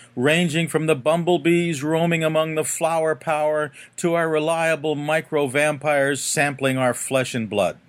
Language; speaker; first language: English; native; English